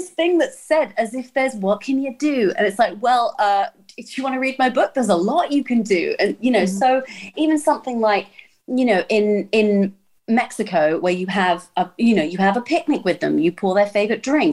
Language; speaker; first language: English; native; English